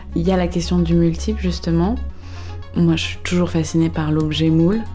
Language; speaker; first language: French; native; French